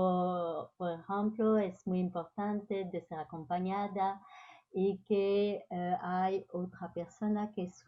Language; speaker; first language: Spanish; non-native, learner; French